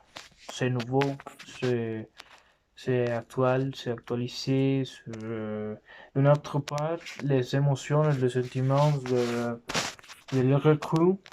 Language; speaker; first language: French; non-native, learner; Spanish